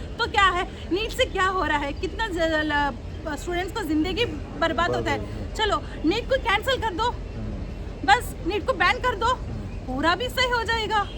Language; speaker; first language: Hindi; non-native, local second language; Tamil